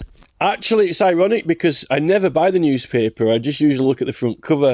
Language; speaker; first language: English; native; English